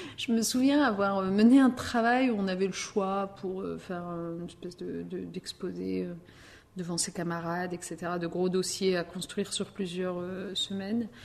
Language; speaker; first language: French; early bilingual, other home language; Riffian